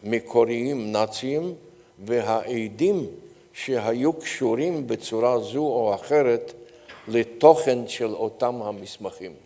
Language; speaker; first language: Hebrew; non-native, fluent; Polish